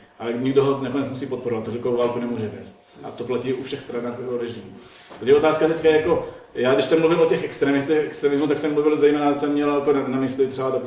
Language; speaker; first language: Czech; non-native, fluent; Arabic